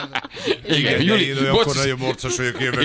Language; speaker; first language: Hungarian; native; Hungarian